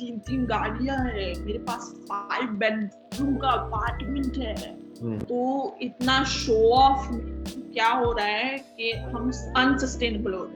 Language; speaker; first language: Hindi; non-native, local second language; Marathi